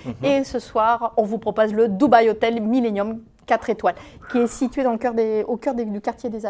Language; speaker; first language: French; native; French